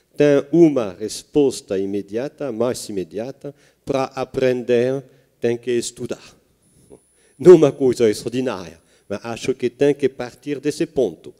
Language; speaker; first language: Portuguese; non-native, fluent; French